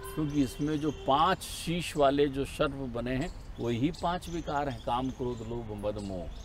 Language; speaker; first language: Hindi; native; Hindi